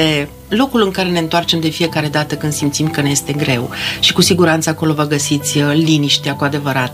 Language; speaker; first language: Romanian; native; Romanian